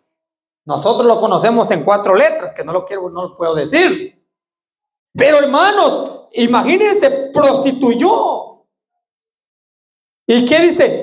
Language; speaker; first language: Spanish; native; Spanish